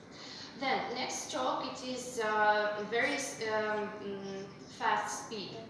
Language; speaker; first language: English; non-native, fluent; Russian